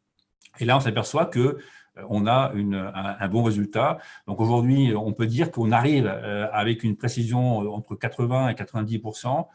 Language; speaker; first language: French; native; French